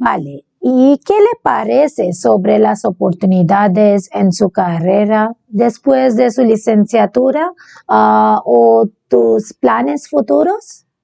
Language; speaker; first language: Spanish; non-native, learner; Bangla